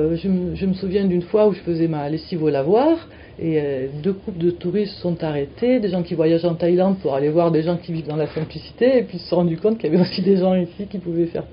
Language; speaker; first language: French; native; French